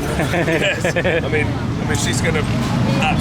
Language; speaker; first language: English; native; English